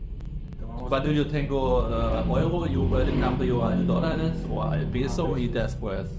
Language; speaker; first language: Spanish; non-native, learner; German